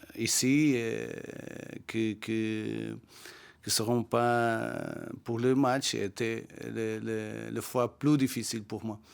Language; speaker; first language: French; non-native, learner; Portuguese